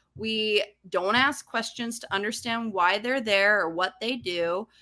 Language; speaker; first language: English; native; English